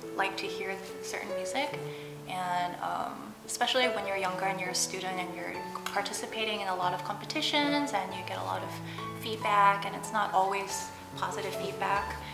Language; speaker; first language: English; early bilingual, other home language; Korean